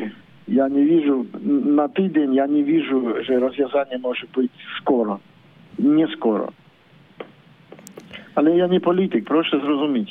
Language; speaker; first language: Polish; non-native, learner; Ukrainian